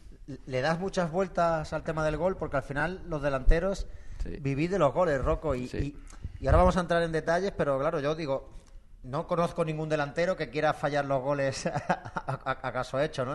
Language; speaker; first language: Spanish; native; Spanish